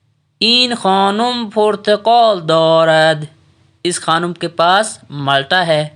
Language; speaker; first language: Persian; non-native, fluent; Urdu